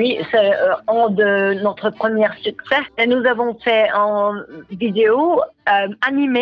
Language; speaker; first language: French; non-native, learner; Italian